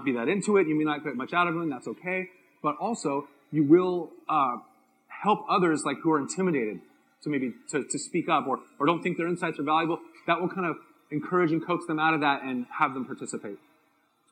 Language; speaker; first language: English; native; English